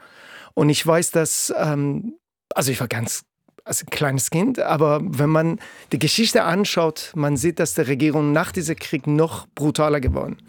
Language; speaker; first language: German; non-native, fluent; Persian